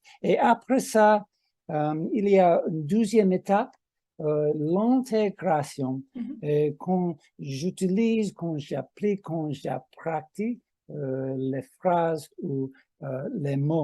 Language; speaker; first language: French; non-native, fluent; English